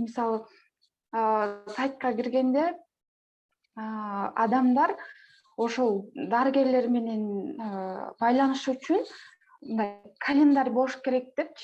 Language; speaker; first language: Kyrgyz; native; Kyrgyz